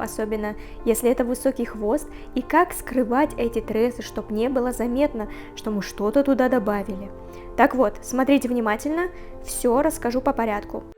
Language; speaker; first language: Russian; native; Russian